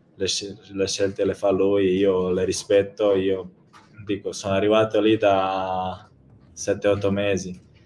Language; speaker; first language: Italian; non-native, fluent; Croatian